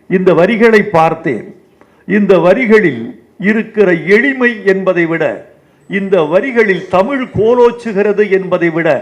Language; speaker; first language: Tamil; native; Tamil